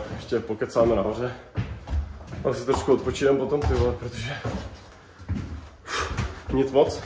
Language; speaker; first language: Czech; native; Czech